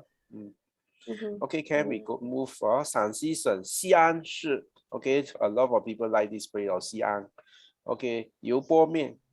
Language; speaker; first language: English; non-native, local second language; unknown